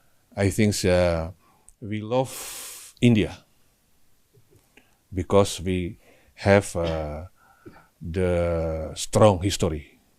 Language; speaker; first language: English; non-native, learner; Indonesian